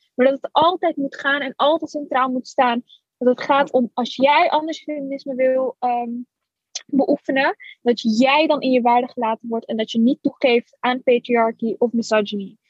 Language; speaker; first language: Dutch; early bilingual, other home language; Arabic